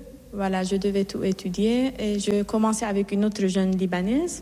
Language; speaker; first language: French; non-native, fluent; Assyrian Neo-Aramaic